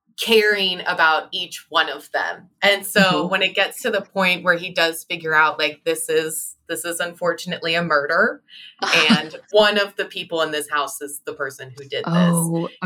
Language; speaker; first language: English; native; English